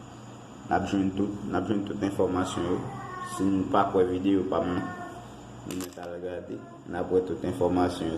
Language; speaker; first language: French; non-native, learner; Haitian Creole